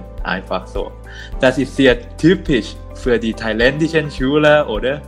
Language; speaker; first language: German; non-native, learner; Thai